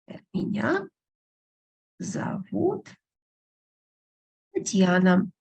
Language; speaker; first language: Russian; non-native, fluent; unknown